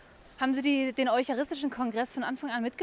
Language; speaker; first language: German; native; German